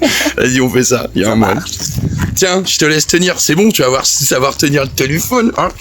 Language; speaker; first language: French; native; French